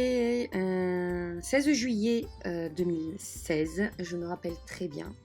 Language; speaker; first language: French; native; French